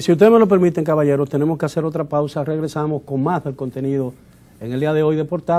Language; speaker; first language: Spanish; native; Spanish